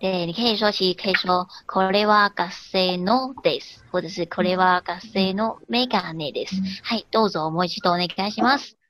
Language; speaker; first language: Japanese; non-native, fluent; Chinese